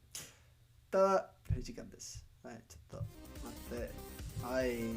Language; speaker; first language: Japanese; non-native, learner; Spanish